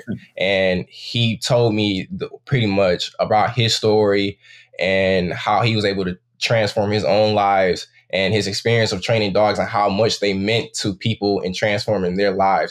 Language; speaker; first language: English; native; English